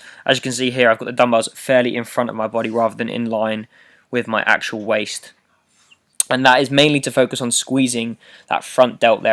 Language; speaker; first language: English; native; English